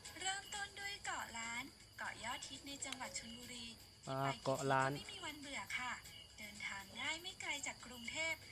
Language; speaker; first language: Thai; native; Thai